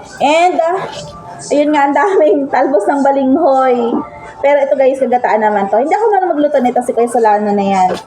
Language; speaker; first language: Filipino; non-native, local second language; Hiligaynon